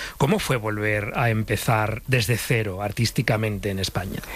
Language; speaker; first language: Spanish; native; Spanish